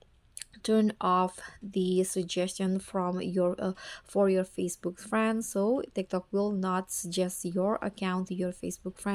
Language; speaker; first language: English; non-native, fluent; Indonesian